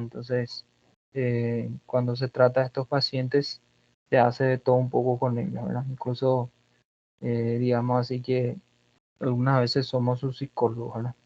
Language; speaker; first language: Spanish; non-native, fluent; Portuguese